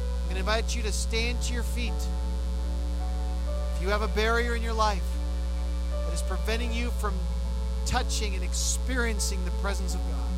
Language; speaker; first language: English; native; English